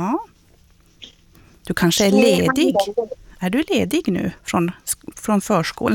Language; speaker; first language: Swedish; non-native, local second language; Finnish